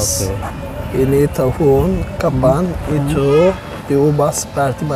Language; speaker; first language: Indonesian; non-native, learner; Turkish